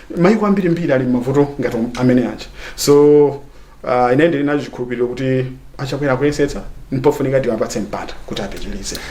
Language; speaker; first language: Nyanja; native; Nyanja